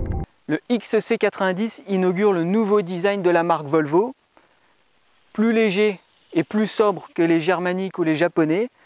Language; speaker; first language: French; native; French